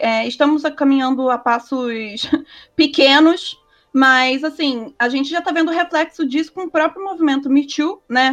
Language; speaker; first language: Portuguese; native; Portuguese